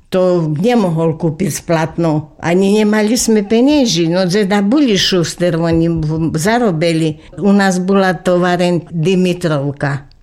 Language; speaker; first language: Slovak; native; Slovak